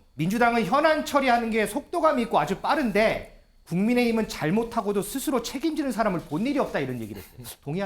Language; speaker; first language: Korean; native; Korean